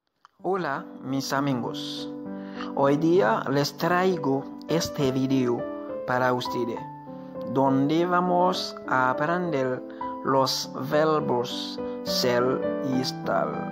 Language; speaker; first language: Spanish; non-native, learner; Haitian Creole